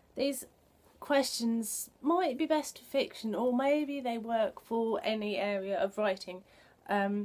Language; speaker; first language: English; native; English